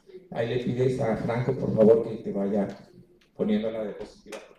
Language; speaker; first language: Spanish; native; Spanish